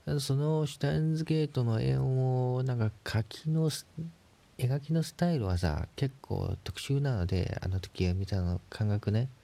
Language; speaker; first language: Japanese; non-native, fluent; Chinese